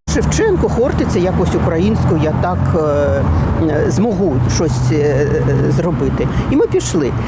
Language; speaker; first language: Ukrainian; non-native, local second language; Russian